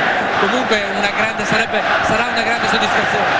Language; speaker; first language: Italian; native; Italian